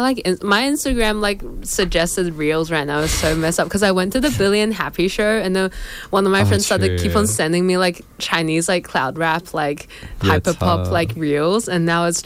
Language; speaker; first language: English; native; English